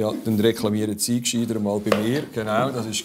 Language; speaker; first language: German; native; German